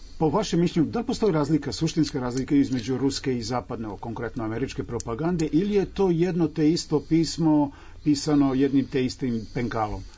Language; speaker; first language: Serbian; native; Serbian